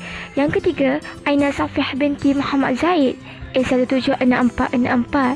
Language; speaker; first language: Malay; native; Malay